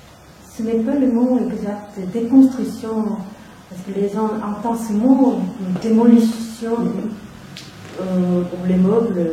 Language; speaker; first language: French; non-native, fluent; Korean